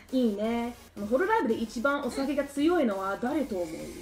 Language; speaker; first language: Japanese; non-native, learner; English